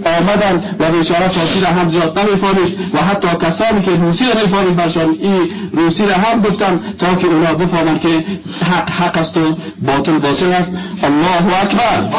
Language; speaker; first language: Persian; native; Persian